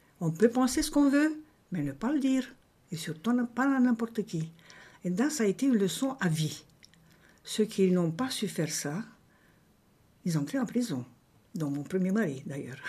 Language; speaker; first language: French; non-native, fluent; Romanian